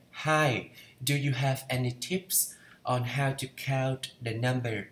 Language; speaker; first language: English; non-native, fluent; Vietnamese